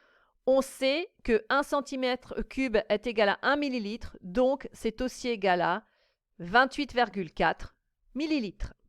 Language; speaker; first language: French; native; French